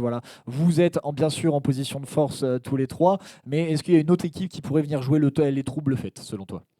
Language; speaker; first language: French; native; French